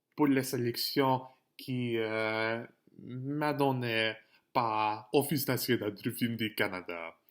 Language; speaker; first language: French; non-native, learner; English